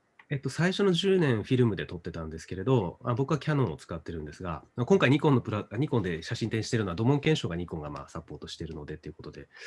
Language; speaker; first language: Japanese; native; Japanese